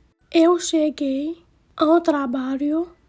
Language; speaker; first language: Portuguese; non-native, learner; Haitian Creole